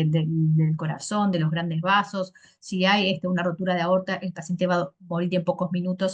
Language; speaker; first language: Spanish; native; Spanish